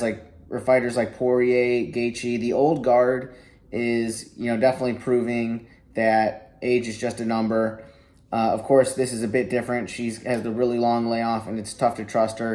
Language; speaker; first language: English; native; English